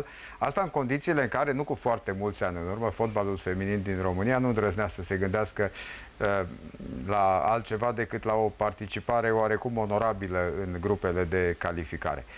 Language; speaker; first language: Romanian; native; Romanian